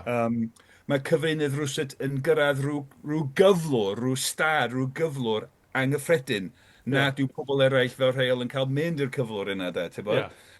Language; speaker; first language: Welsh; non-native, fluent; English